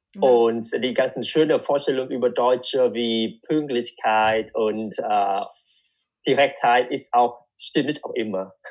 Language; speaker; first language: German; non-native, fluent; Vietnamese